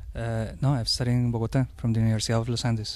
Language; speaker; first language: English; non-native, fluent; Spanish